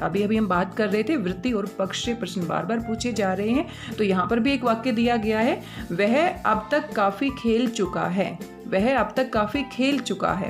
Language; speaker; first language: Hindi; native; Hindi